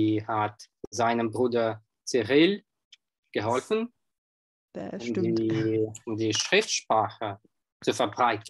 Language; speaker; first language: German; non-native, learner; Russian